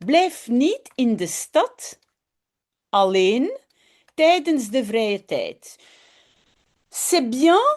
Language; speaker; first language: Dutch; non-native, fluent; French